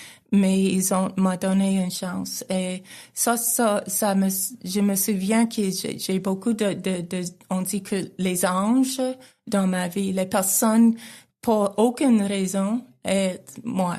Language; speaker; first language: French; non-native, local second language; English